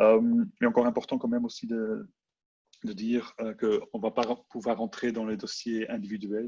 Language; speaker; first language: French; non-native, local second language; Dutch